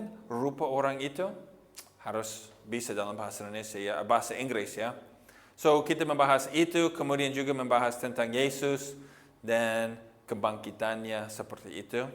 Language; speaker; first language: Indonesian; non-native, fluent; English